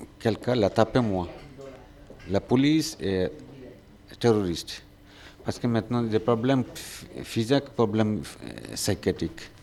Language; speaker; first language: French; non-native, learner; Bangla